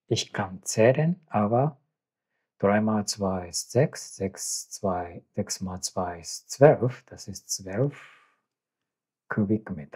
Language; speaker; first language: German; non-native, learner; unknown